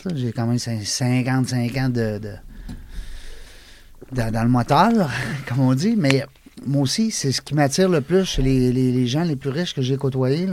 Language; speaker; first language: French; native; French